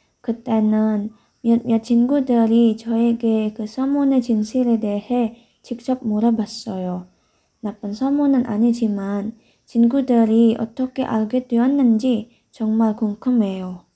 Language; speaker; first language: Korean; non-native, learner; Indonesian